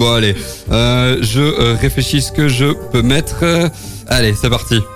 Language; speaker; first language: French; native; French